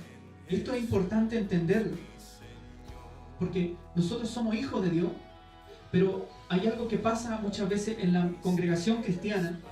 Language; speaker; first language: Spanish; native; Spanish